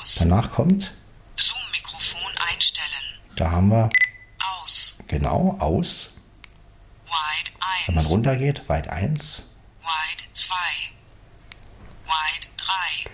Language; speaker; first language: German; native; German